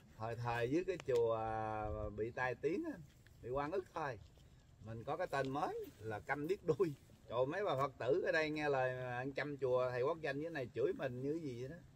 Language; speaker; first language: Vietnamese; early bilingual, heritage; Vietnamese